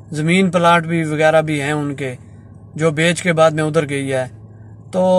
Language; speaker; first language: Urdu; non-native, local second language; Punjabi